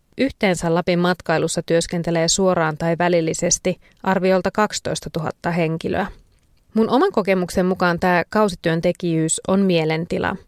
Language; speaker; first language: Finnish; native; Finnish